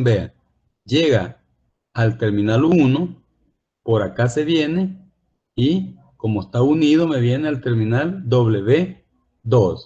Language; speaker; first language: Spanish; native; Spanish